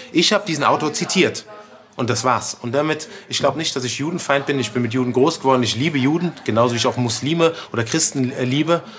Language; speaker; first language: German; native; German